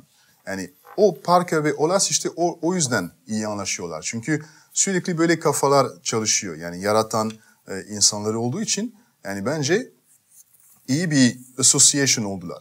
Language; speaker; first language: Turkish; non-native, fluent; French